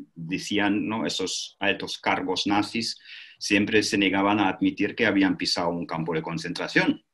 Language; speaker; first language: Spanish; non-native, fluent; German